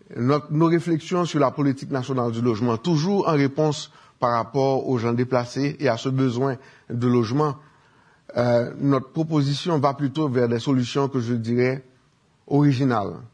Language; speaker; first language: French; native; French